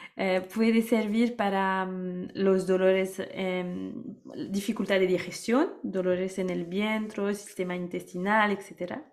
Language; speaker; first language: Spanish; non-native, fluent; French